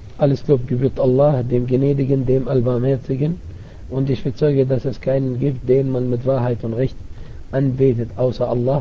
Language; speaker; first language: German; non-native, fluent; Arabic